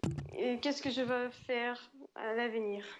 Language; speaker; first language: French; non-native, fluent; Ukrainian